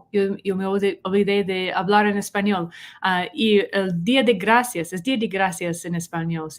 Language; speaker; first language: Spanish; non-native, learner; English